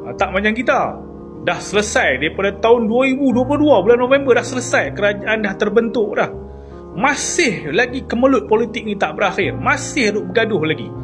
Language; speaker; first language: Malay; native; Malay